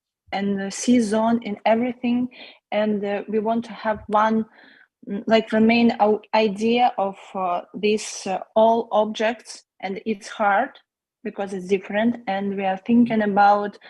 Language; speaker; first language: English; non-native, learner; Russian